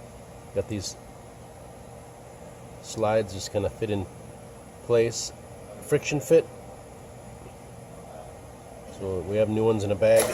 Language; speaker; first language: English; native; English